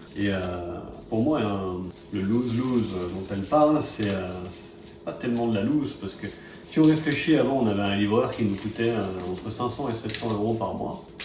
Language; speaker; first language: French; native; French